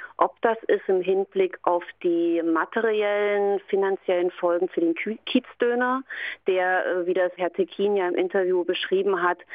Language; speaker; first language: German; native; German